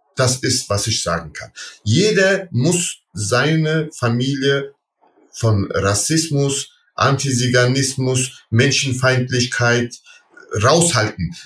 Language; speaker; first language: German; early bilingual, other home language; Turkish